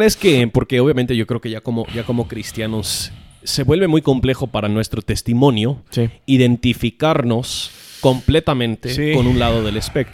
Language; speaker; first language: Spanish; non-native, fluent; English